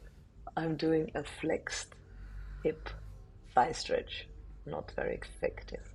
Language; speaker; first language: English; non-native, fluent; German